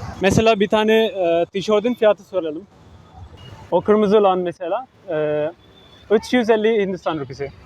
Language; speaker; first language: Turkish; non-native, fluent; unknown